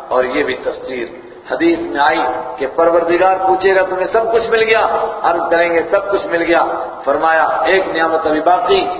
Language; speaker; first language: Urdu; non-native, local second language; Punjabi